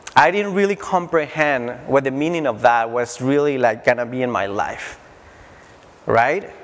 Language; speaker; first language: English; non-native, fluent; Spanish